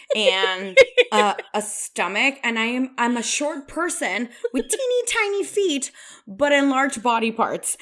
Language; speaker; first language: English; non-native, fluent; Spanish